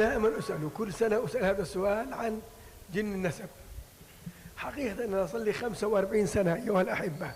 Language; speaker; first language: Arabic; native; Arabic